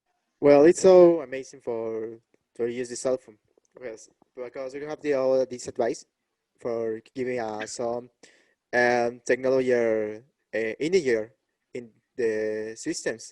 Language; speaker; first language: English; non-native, learner; Spanish